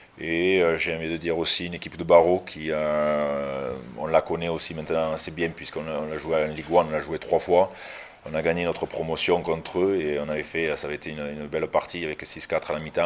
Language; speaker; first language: French; native; French